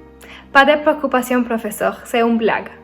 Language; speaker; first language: French; non-native, learner; Spanish